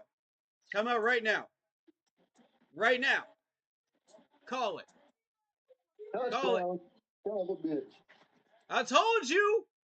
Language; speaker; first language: English; native; English